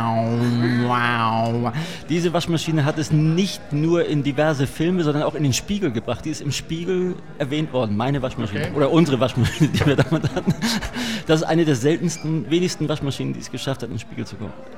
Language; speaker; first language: German; native; German